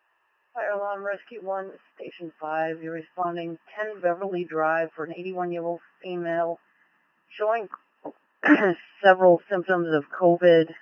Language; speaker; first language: English; native; English